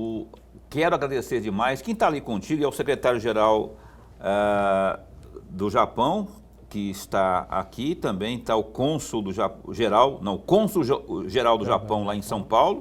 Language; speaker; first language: Portuguese; native; Portuguese